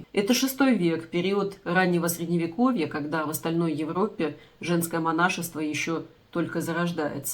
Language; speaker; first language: Russian; native; Russian